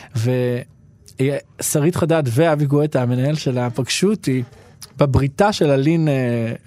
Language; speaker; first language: Hebrew; native; Hebrew